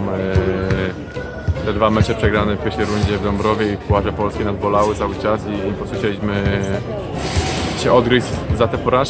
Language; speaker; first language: Polish; native; Polish